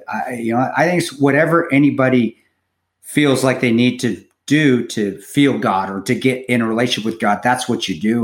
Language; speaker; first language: English; native; English